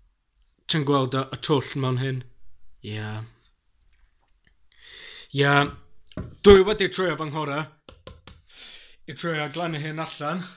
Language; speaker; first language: Welsh; non-native, learner; English